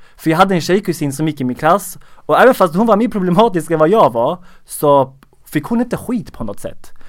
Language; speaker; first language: Swedish; early bilingual, other home language; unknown